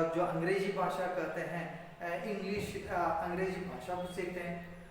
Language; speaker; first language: Hindi; non-native, local second language; Kannada